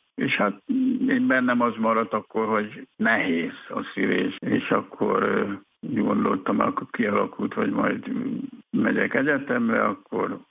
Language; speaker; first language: Hungarian; non-native, fluent; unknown